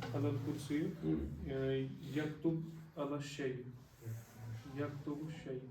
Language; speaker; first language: Arabic; non-native, learner; Urdu